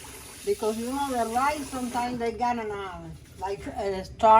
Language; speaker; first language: English; non-native, learner; Spanish